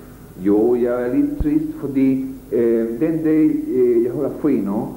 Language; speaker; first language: Danish; non-native, learner; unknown